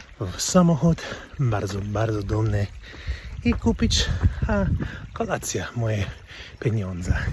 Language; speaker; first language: Polish; non-native, learner; English